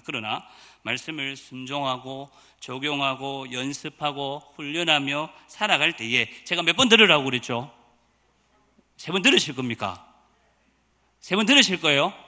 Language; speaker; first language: Korean; native; Korean